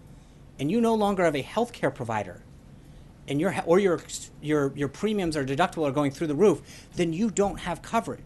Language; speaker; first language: English; native; English